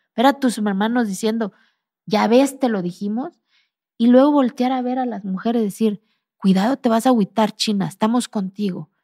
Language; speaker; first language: Spanish; non-native, local second language; Zapotec